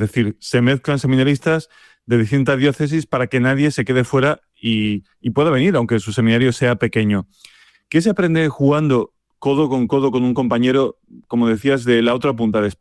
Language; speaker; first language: Spanish; native; Spanish